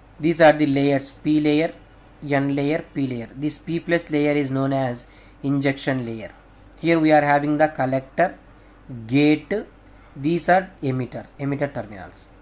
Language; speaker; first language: English; non-native, local second language; Telugu